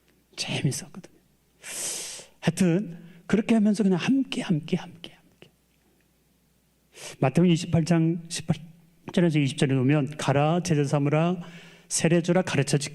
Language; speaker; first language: Korean; native; Korean